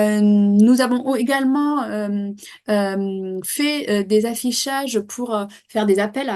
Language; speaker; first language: French; native; French